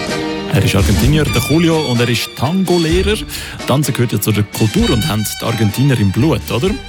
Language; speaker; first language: German; native; German